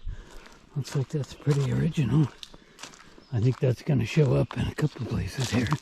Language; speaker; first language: English; native; English